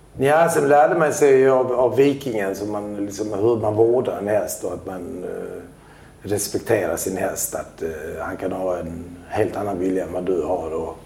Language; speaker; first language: Swedish; early bilingual, other home language; Albanian